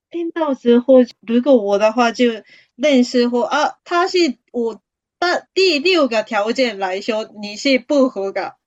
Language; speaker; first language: Chinese; non-native, fluent; Japanese